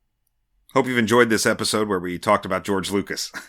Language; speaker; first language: English; native; English